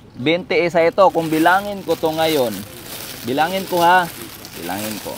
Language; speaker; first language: Filipino; native; Filipino